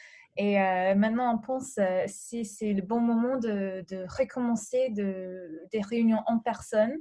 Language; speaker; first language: French; non-native, learner; English